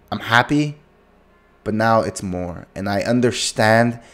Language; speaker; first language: English; native; English